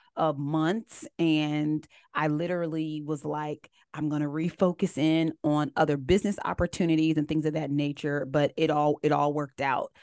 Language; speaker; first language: English; native; English